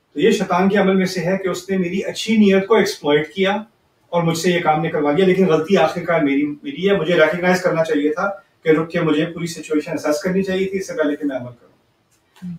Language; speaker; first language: Urdu; early bilingual, heritage; Urdu